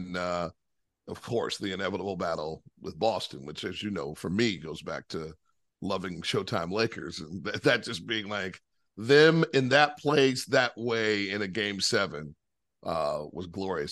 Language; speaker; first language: English; native; English